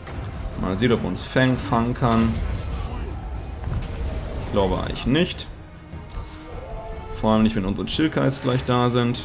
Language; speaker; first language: German; native; German